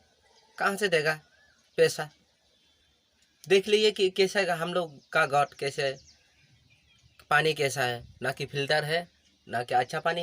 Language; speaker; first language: Hindi; non-native, local second language; Kok Borok